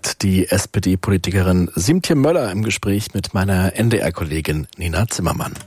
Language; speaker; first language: German; native; German